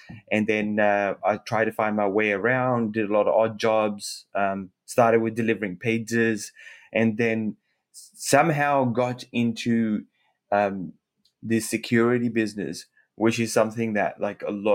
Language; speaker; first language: English; non-native, local second language; Urdu